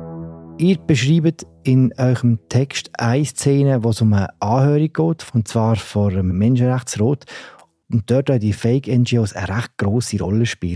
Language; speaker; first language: German; native; German